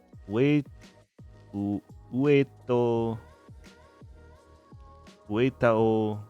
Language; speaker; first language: Japanese; non-native, learner; English